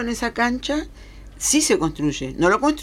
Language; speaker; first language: Spanish; native; Spanish